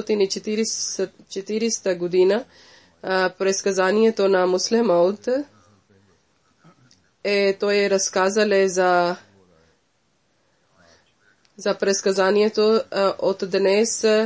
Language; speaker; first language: Bulgarian; non-native, fluent; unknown